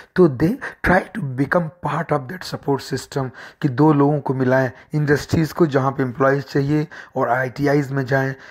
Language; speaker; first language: Hindi; native; Hindi